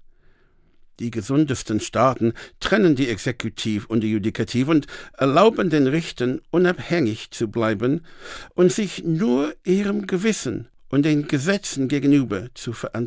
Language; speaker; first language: German; non-native, fluent; English